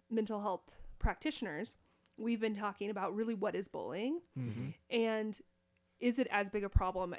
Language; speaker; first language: English; native; English